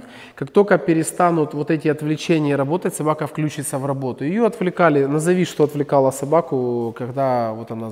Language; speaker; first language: Russian; native; Russian